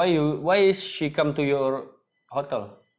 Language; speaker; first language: English; non-native, learner; Indonesian